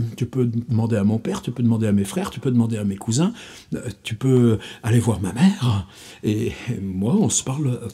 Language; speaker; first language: French; native; French